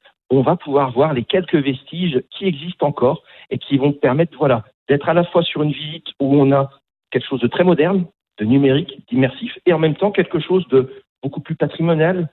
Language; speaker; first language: French; native; French